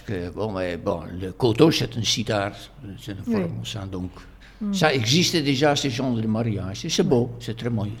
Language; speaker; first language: French; non-native, fluent; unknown